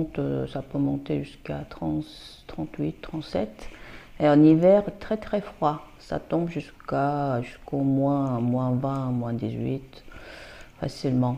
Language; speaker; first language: French; non-native, fluent; Korean